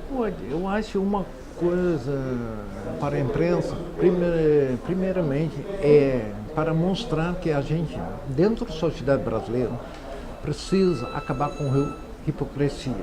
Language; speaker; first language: Portuguese; non-native, fluent; Dutch